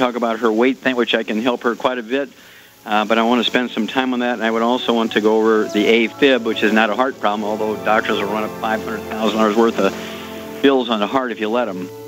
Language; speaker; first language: English; native; English